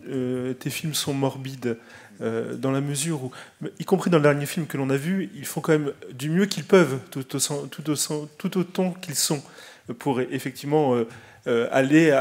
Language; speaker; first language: French; native; French